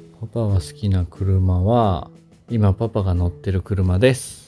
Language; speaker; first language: Japanese; native; Japanese